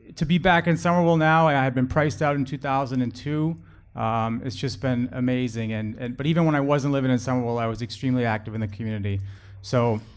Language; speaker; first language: English; native; English